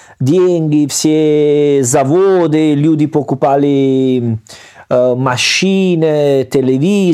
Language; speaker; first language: Russian; non-native, learner; Italian